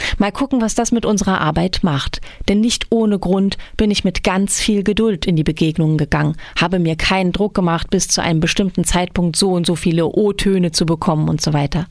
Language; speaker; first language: German; native; German